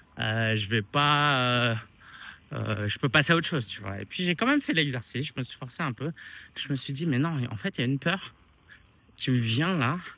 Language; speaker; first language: French; early bilingual, other home language; Chinese